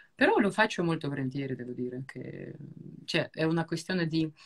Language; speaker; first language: Italian; non-native, fluent; Russian